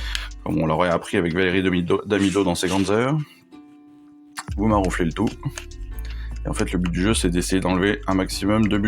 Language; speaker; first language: French; native; French